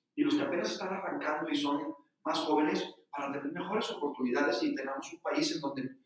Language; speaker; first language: Spanish; native; Spanish